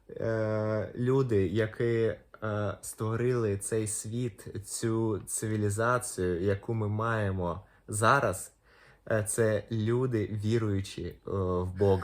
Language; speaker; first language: Ukrainian; non-native, local second language; Russian